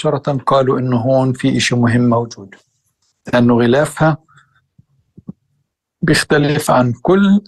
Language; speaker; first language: Arabic; native; Arabic